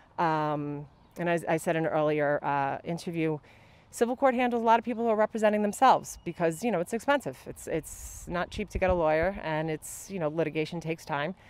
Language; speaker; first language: English; native; English